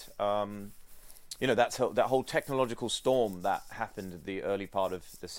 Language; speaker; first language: English; non-native, local second language; Sinhala